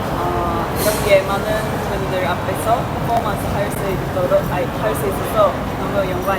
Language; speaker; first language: Korean; non-native, learner; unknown